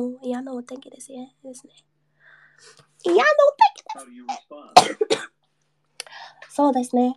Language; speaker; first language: Japanese; non-native, learner; English